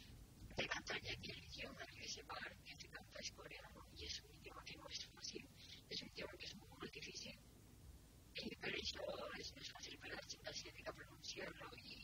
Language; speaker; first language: Catalan; non-native, local second language; Spanish